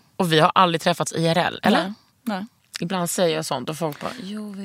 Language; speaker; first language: Swedish; native; Swedish